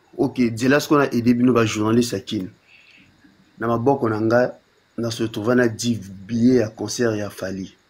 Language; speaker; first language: Lingala; native; Lingala